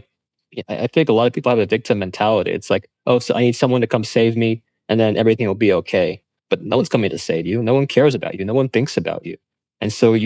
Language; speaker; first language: English; native; English